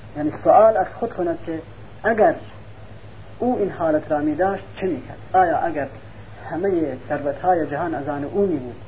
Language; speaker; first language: Persian; non-native, local second language; Central Kurdish